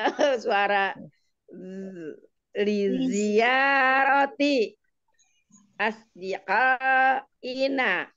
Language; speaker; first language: Arabic; non-native, learner; Indonesian